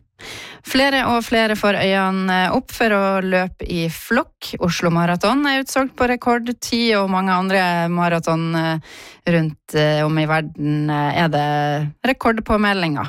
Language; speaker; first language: Norwegian; native; Norwegian